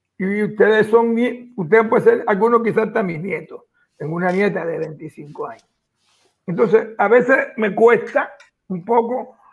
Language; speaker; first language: Spanish; native; Spanish